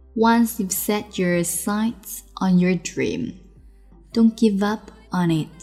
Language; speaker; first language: English; non-native, fluent; Chinese